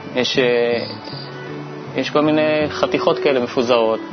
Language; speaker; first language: Hebrew; early bilingual, other home language; French